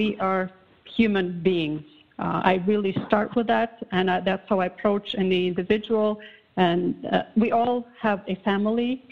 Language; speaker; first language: English; non-native, fluent; Latvian